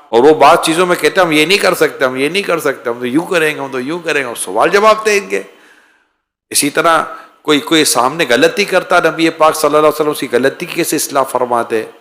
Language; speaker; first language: Urdu; native; Urdu